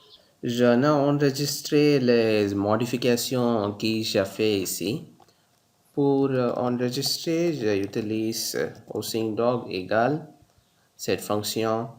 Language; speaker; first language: French; non-native, learner; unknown